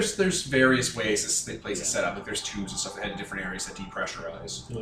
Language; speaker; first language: English; native; English